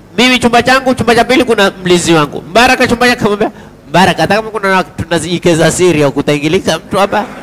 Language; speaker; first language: Swahili; native; Swahili